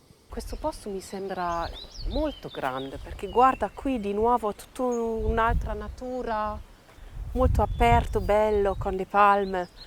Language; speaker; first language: Italian; non-native, fluent; German